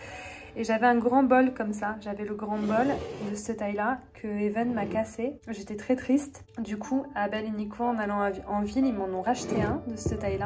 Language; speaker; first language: French; native; French